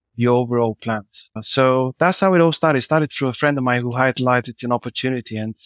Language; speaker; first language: English; non-native, fluent; Bulgarian